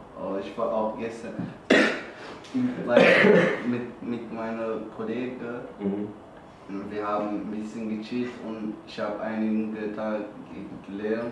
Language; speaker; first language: German; non-native, learner; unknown